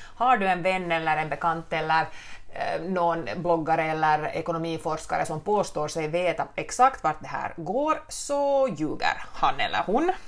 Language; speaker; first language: Swedish; native; Swedish